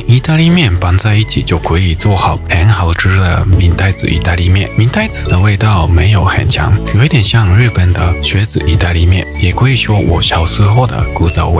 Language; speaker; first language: Chinese; non-native, fluent; Japanese